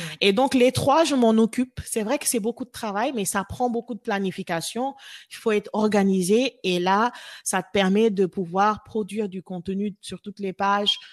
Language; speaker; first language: French; non-native, local second language; Wolof